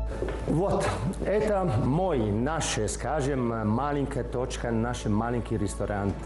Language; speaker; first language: Russian; non-native, learner; Italian